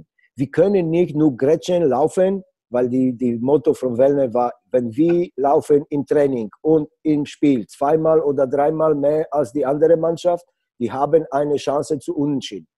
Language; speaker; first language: German; non-native, learner; Polish